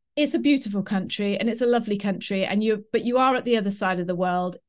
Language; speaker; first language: English; native; English